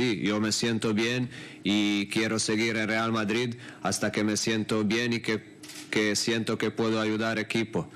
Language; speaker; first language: Spanish; non-native, fluent; Croatian